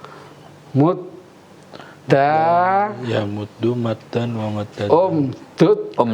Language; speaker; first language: Arabic; non-native, fluent; Indonesian